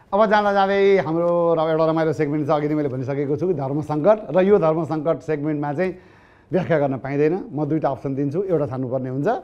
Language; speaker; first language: Nepali; native; Nepali